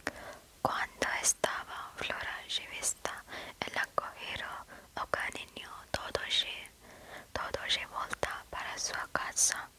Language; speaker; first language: Portuguese; non-native, learner; English